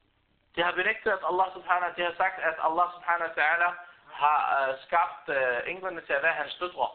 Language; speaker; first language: Danish; non-native, fluent; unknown